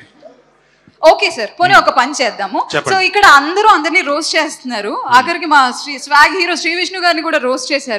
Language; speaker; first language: Telugu; native; Telugu